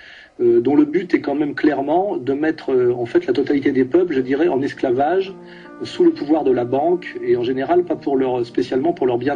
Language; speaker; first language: French; native; French